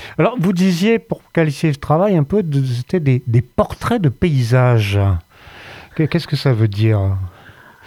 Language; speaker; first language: French; native; French